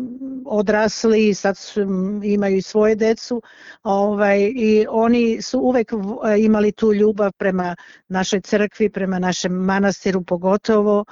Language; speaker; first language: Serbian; early bilingual, other home language; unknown